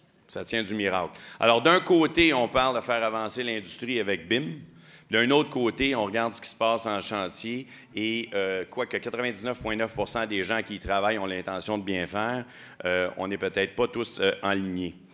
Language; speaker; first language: French; native; French